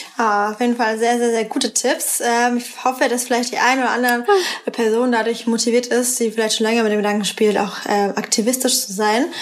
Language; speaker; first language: German; early bilingual, other home language; Persian